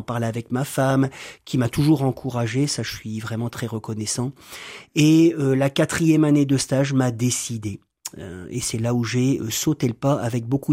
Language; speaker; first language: French; native; French